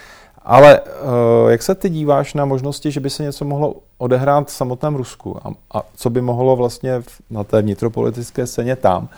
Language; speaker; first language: Czech; native; Czech